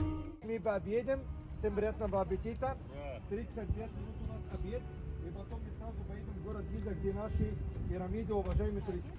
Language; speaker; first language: Russian; non-native, learner; Arabic